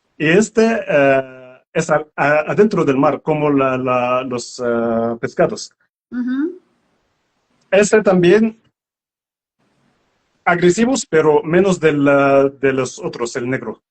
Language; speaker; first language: Spanish; non-native, learner; Arabic